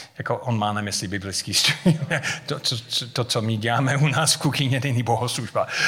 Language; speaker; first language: Czech; non-native, fluent; English